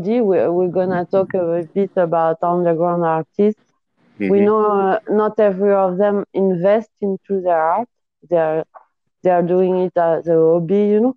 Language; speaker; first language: English; non-native, fluent; French